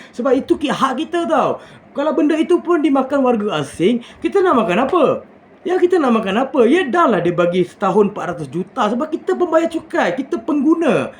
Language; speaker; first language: Malay; non-native, local second language; Tamil